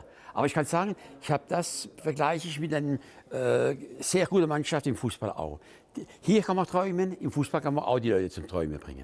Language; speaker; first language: German; non-native, fluent; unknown